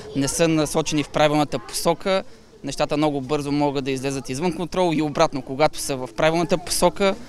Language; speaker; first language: Bulgarian; native; Bulgarian